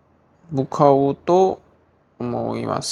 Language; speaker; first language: Japanese; non-native, learner; Korean